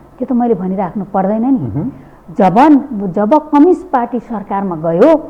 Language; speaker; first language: Nepali; non-native, local second language; Dangaura Tharu